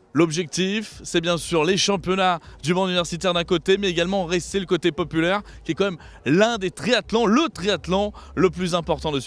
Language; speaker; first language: French; native; French